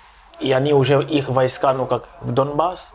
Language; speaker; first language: Russian; non-native, local second language; Ukrainian